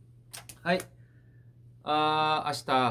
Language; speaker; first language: Japanese; non-native, learner; Korean